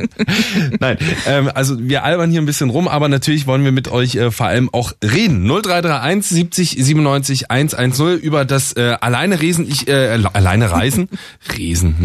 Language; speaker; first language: German; native; German